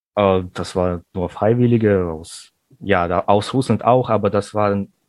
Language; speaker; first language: German; non-native, fluent; Russian